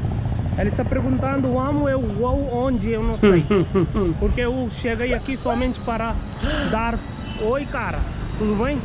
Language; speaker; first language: Portuguese; non-native, learner; Hindi